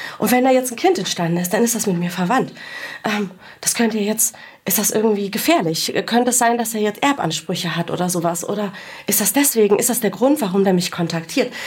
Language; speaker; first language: German; early bilingual, other home language; Greek